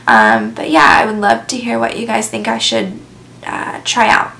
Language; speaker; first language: English; native; English